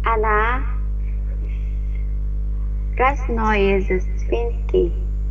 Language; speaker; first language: Russian; non-native, learner; Vietnamese